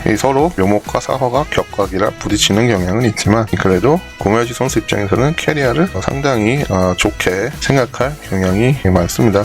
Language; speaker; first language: Korean; native; Korean